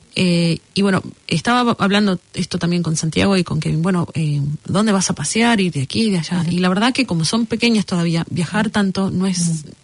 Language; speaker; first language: Spanish; native; Spanish